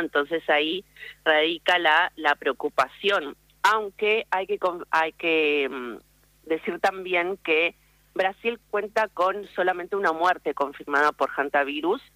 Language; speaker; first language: Spanish; native; Spanish